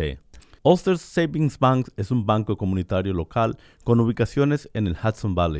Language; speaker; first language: Spanish; native; Spanish